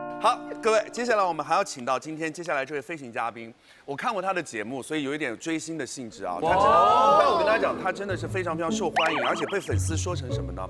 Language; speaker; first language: Chinese; native; Chinese